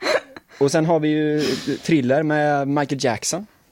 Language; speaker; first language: Swedish; native; Swedish